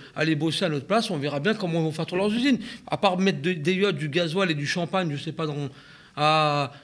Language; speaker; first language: French; native; French